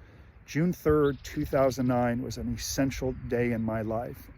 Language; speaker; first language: English; native; English